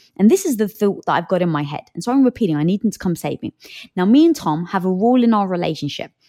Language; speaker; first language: English; native; English